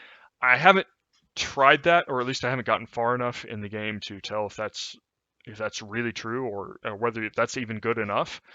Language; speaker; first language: English; native; English